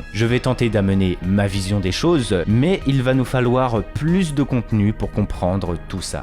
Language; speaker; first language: French; native; French